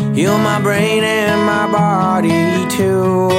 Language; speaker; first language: English; early bilingual, other home language; Hebrew